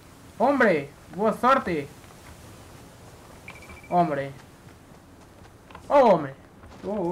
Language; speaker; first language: Spanish; non-native, learner; Portuguese